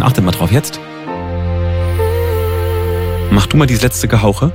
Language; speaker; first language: German; native; German